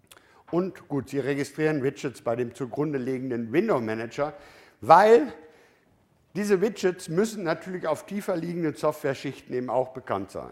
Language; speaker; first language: German; native; German